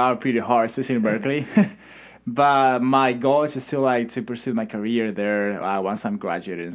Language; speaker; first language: English; non-native, fluent; Spanish